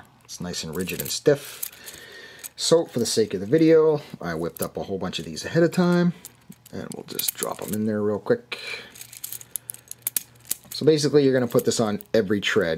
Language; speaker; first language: English; native; English